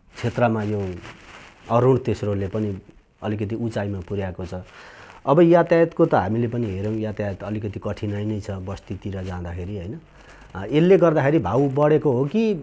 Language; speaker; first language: Nepali; native; Nepali